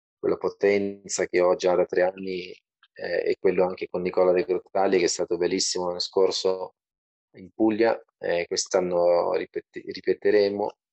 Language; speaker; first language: Italian; non-native, fluent; Portuguese